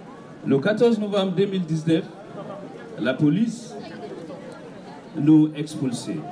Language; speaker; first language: French; non-native, learner; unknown